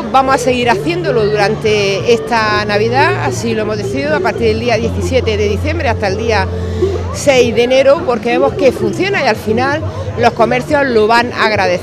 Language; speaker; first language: Spanish; native; Spanish